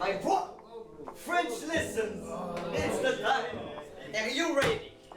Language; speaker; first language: English; non-native, learner; French